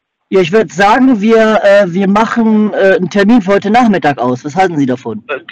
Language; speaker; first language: German; native; German